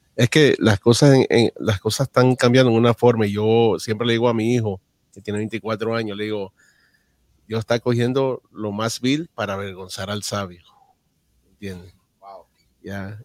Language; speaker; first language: Spanish; native; Spanish